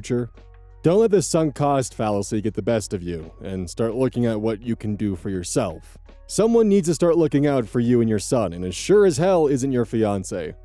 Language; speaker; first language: English; native; English